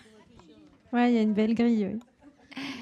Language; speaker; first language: French; native; French